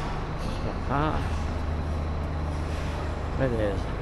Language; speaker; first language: Portuguese; native; Portuguese